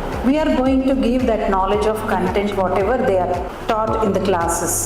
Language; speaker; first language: English; non-native, local second language; Telugu